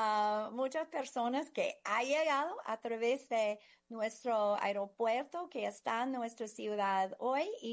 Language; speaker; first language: Spanish; non-native, fluent; English